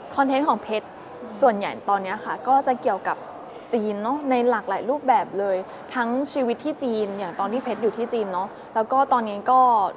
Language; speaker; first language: Thai; native; Thai